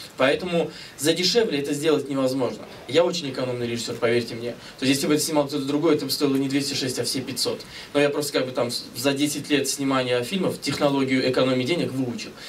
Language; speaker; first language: Russian; native; Russian